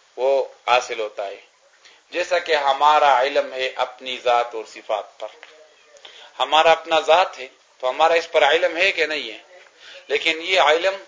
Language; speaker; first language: Urdu; non-native, local second language; Pashto